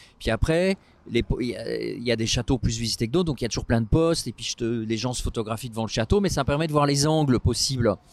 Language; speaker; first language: French; native; French